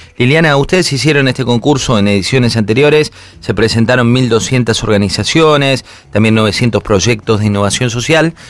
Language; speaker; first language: Spanish; native; Spanish